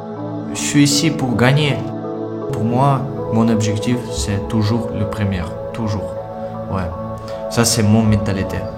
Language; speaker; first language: French; non-native, learner; Ukrainian